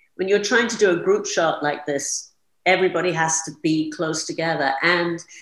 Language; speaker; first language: English; native; English